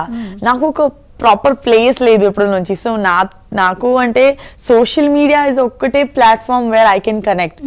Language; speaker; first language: Telugu; non-native, learner; Gujarati